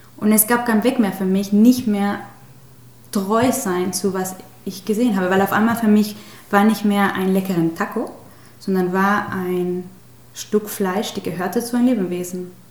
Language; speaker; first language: German; non-native, fluent; Spanish